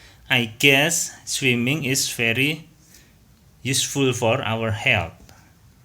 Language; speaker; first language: English; non-native, fluent; Indonesian